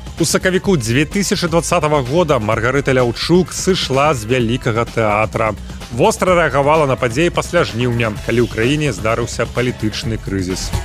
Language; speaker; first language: Belarusian; native; Belarusian